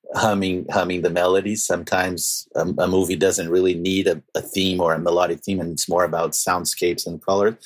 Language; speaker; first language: English; non-native, fluent; Portuguese